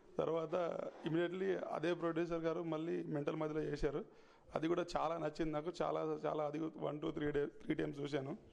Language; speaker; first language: Telugu; native; Telugu